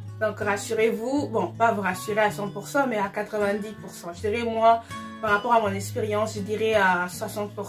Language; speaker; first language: French; non-native, local second language; Lingala